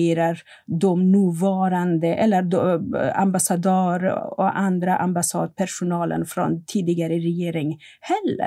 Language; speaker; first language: Swedish; non-native, fluent; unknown